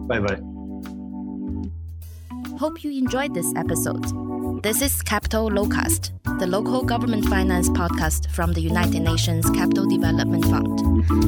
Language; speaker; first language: English; non-native, learner; Arabic